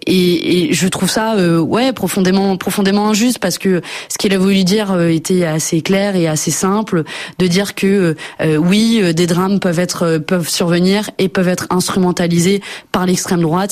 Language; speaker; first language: French; native; French